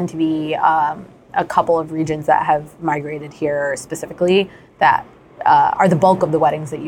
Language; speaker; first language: English; native; English